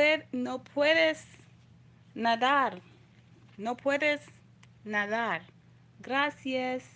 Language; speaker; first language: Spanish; non-native, learner; English